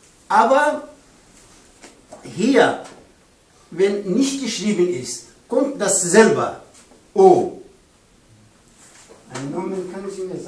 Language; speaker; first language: German; non-native, learner; Pashto